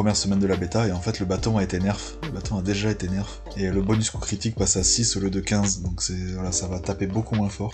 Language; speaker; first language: French; native; French